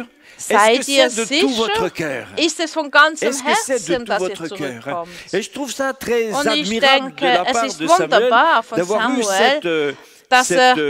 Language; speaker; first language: German; non-native, fluent; French